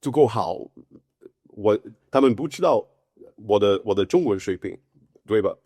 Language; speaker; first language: Chinese; non-native, learner; Portuguese